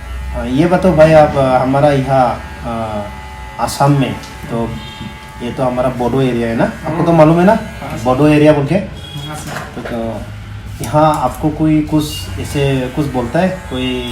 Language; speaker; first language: Hindi; non-native, local second language; Bodo